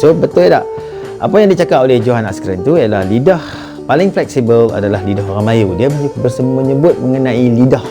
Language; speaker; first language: Malay; native; Malay